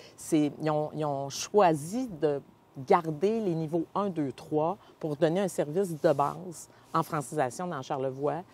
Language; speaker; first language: French; native; French